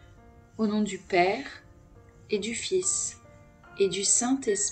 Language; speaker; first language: French; native; French